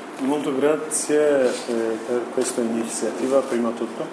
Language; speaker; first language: Italian; non-native, learner; Kurdish